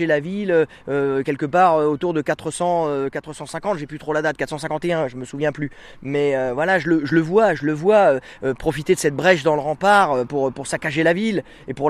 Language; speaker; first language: French; native; French